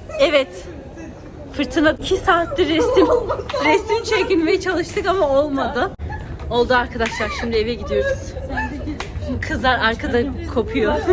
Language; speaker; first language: Turkish; early bilingual, heritage; Turkish